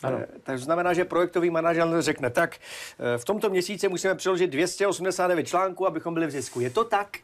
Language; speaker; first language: Czech; native; Czech